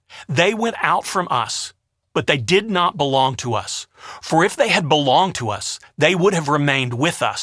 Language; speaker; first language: English; native; English